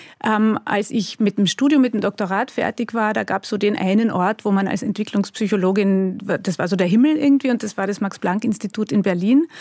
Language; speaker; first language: German; native; German